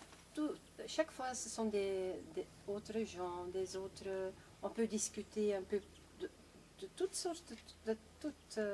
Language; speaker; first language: French; non-native, local second language; Dutch